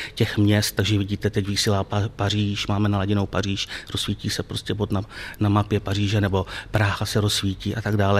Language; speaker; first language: Czech; native; Czech